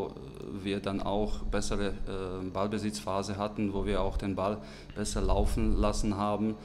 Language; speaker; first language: German; non-native, fluent; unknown